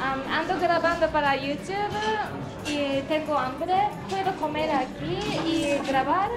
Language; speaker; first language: Spanish; non-native, learner; Japanese